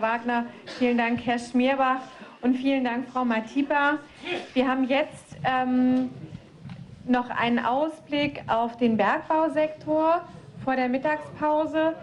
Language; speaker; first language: German; native; German